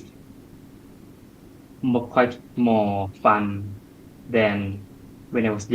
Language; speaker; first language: English; non-native, learner; Thai